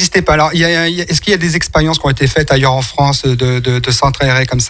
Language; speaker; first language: French; native; French